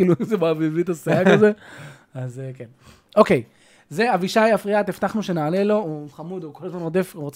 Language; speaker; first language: Hebrew; native; Hebrew